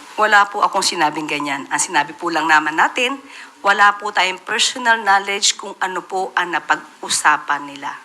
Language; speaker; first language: Filipino; native; Filipino